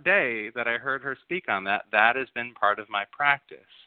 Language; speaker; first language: English; native; English